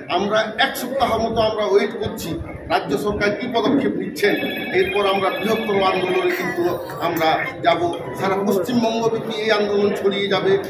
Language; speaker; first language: Bangla; non-native, local second language; Santali